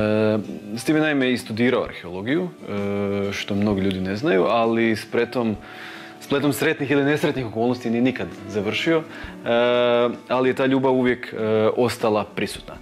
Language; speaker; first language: Croatian; native; Croatian